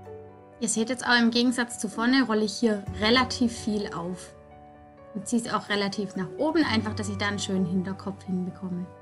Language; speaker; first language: German; native; German